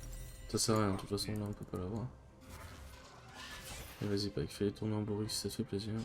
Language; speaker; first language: French; native; French